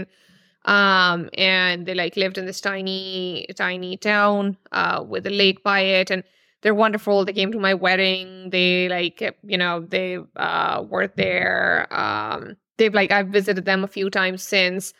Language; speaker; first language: English; non-native, local second language; Urdu